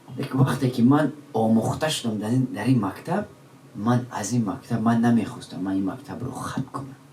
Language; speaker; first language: Tajik; non-native, local second language; Shughni